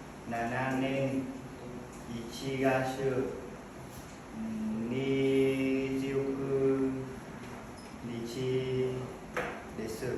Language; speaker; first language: Japanese; non-native, learner; Vietnamese